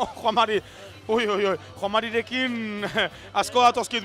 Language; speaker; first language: Basque; native; Basque